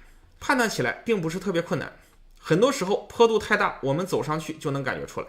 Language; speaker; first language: Chinese; native; Chinese